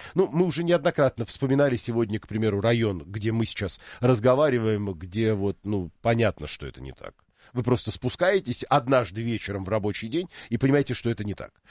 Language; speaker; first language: Russian; native; Russian